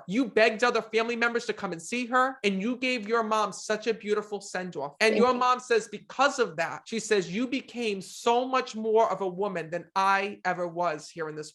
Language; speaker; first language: English; native; English